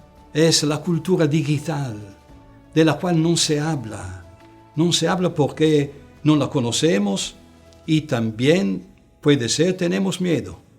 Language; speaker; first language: Spanish; non-native, fluent; Italian